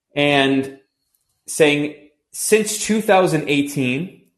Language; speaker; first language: English; native; English